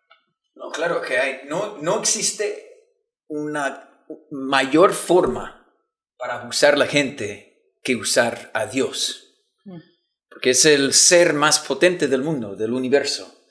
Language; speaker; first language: Spanish; non-native, fluent; English